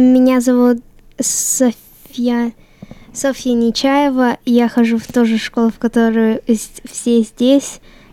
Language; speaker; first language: Russian; early bilingual, heritage; Russian